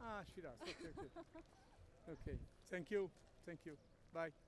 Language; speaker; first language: English; non-native, learner; Italian